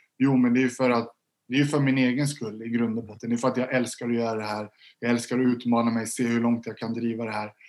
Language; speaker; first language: Swedish; native; Swedish